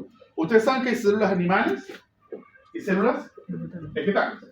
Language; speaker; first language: Spanish; native; Spanish